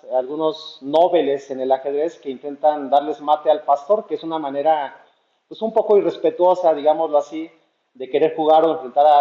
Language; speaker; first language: Spanish; native; Spanish